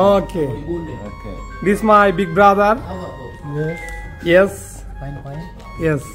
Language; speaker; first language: English; non-native, learner; Bangla